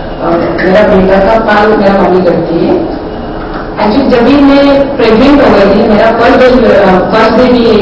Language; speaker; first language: Hindi; non-native, local second language; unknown